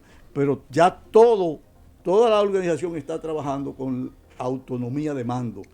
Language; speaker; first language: Spanish; native; Spanish